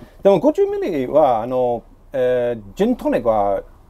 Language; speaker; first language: Japanese; non-native, learner; English